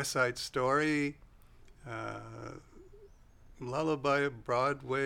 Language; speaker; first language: English; native; English